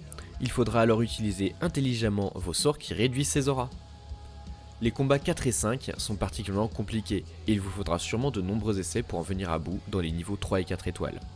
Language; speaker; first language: French; native; French